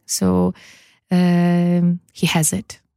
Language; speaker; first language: English; non-native, learner; Polish